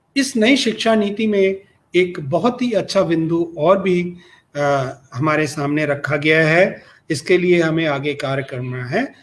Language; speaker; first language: Hindi; non-native, local second language; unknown